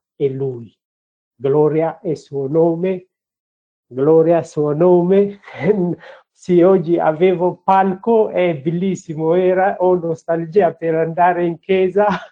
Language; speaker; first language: Italian; non-native, learner; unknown